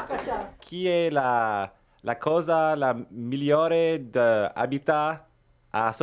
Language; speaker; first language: Italian; early bilingual, heritage; Italian